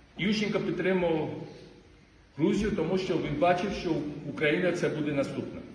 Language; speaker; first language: Ukrainian; non-native, fluent; Georgian